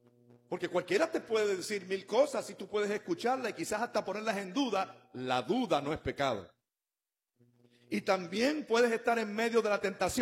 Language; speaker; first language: Spanish; native; Spanish